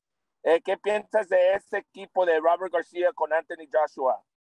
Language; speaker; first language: Spanish; native; Spanish